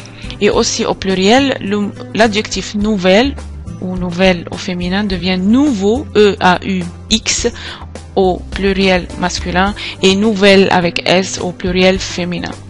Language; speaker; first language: French; non-native, fluent; Arabic